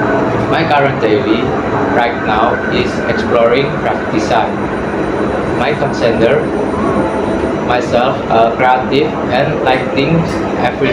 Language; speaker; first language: English; non-native, learner; Indonesian